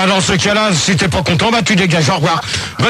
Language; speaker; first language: French; native; French